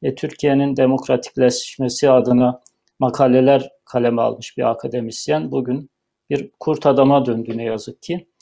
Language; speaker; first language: Turkish; native; Turkish